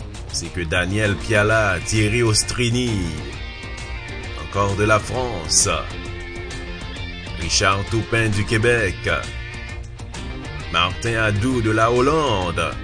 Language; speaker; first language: French; native; French